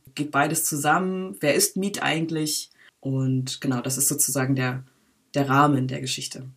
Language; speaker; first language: German; native; German